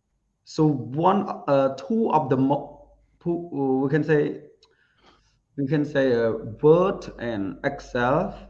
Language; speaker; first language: English; non-native, learner; Khmer